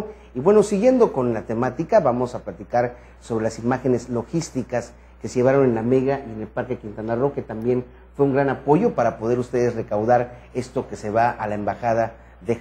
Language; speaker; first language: Spanish; native; Spanish